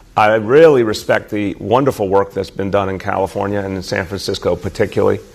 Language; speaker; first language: English; native; English